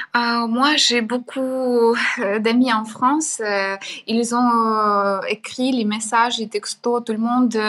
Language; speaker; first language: French; non-native, fluent; Ukrainian